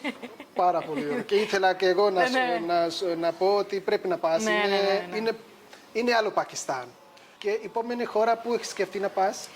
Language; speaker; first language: Greek; non-native, learner; Punjabi